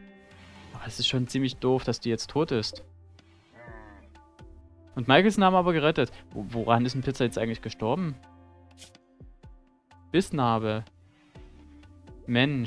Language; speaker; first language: German; native; German